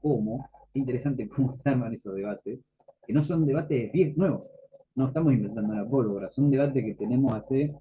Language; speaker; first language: Spanish; native; Spanish